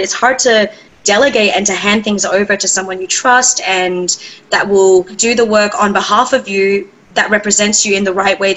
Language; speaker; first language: English; native; English